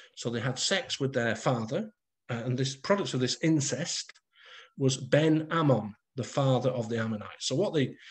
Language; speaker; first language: English; native; English